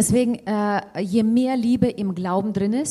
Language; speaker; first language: German; non-native, fluent; Russian